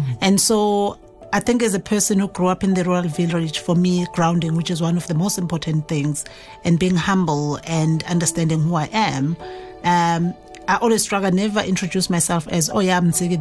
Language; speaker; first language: English; non-native, local second language; Zulu